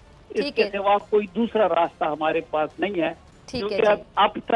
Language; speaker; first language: Urdu; native; Urdu